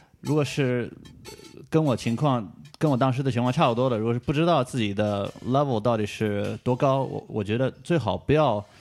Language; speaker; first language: Chinese; early bilingual, heritage; Chinese